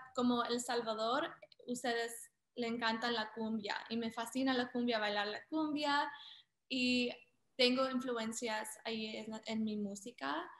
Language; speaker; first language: Spanish; early bilingual, heritage; Spanish